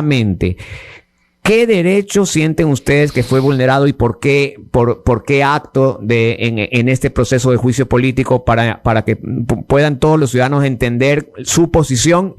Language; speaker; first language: Spanish; native; Spanish